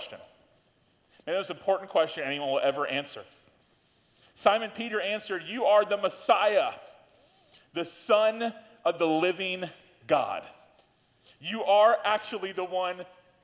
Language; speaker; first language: English; native; English